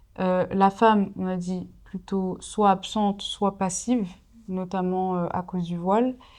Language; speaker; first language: French; native; French